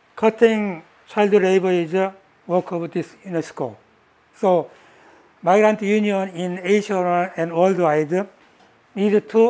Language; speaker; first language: English; non-native, learner; Korean